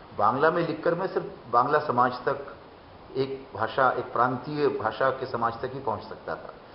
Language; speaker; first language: Hindi; non-native, local second language; Bangla